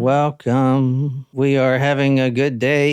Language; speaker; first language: English; native; English